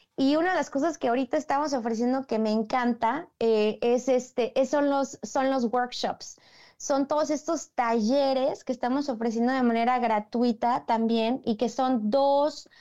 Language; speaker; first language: Spanish; native; Spanish